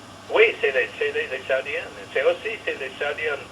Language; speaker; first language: French; non-native, fluent; English